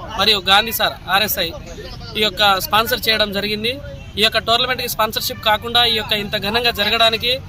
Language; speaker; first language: Telugu; non-native, local second language; Lambadi